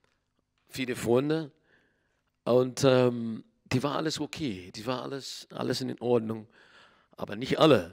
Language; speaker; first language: German; non-native, learner; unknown